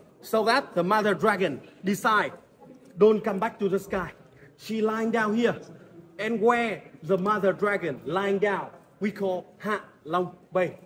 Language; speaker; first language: English; non-native, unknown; Vietnamese